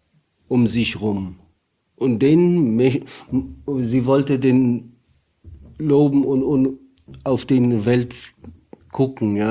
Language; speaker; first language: German; non-native, learner; Polish